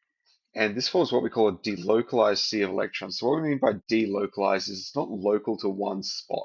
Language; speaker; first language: English; native; English